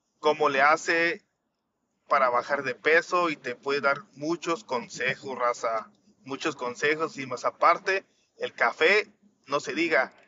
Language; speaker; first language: Spanish; native; Spanish